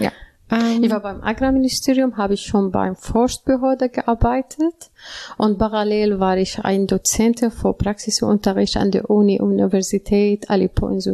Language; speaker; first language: German; non-native, learner; Arabic